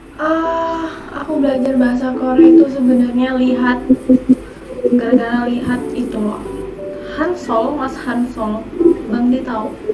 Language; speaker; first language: Indonesian; native; Indonesian